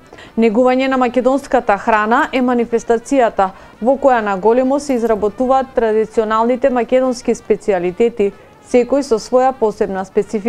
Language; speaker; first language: Macedonian; native; Macedonian